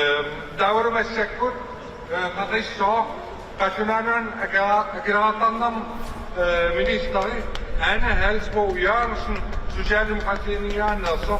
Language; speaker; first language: Danish; native; Danish